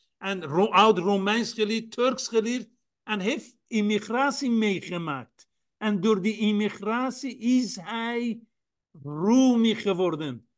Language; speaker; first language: Dutch; non-native, fluent; Persian